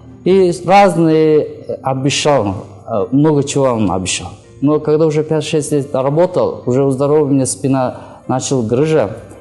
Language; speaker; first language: Russian; non-native, learner; Kyrgyz